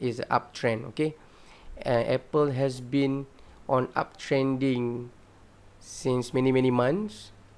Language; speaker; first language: English; non-native, local second language; Malay